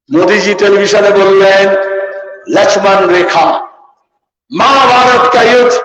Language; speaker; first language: Hindi; non-native, local second language; Bangla